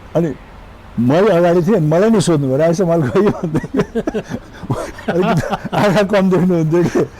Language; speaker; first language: Nepali; native; Nepali